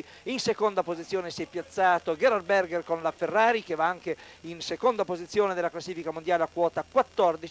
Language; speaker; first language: Italian; native; Italian